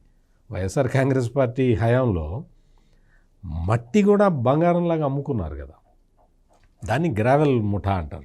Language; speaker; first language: Telugu; native; Telugu